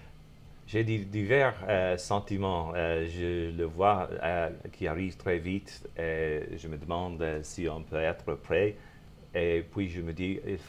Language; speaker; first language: French; non-native, fluent; English